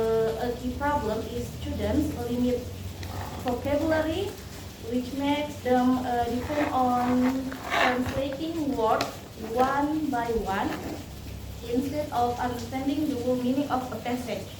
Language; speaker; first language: English; non-native, learner; Indonesian